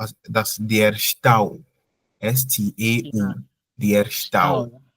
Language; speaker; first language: German; non-native, fluent; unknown